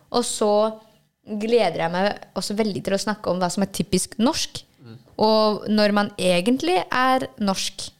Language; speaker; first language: Norwegian; early bilingual, other home language; Hakha Chin